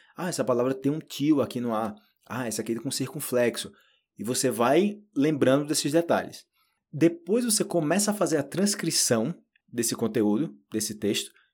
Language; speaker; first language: Portuguese; native; Portuguese